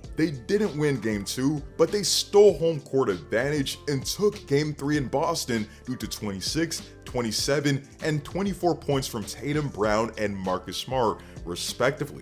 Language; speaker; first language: English; native; English